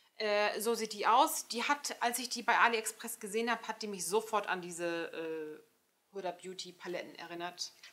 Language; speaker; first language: German; early bilingual, other home language; Turkish